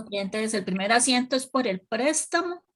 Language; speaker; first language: Spanish; native; Spanish